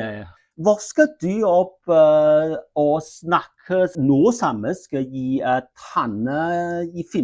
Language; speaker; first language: Norwegian; non-native, learner; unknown